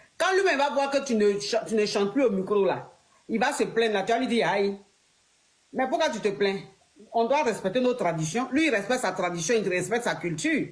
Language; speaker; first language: French; native; French